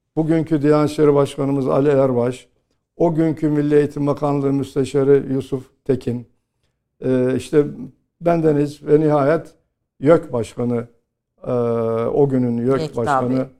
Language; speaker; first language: Turkish; native; Turkish